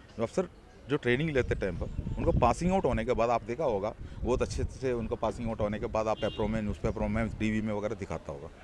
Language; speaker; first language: Hindi; non-native, local second language; Malayalam